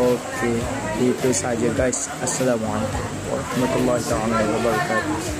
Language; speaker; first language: Malay; native; Malay